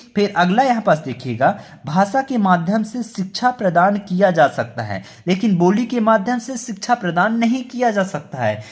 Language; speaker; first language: Hindi; native; Hindi